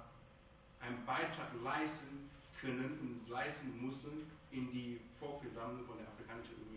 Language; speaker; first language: German; non-native, fluent; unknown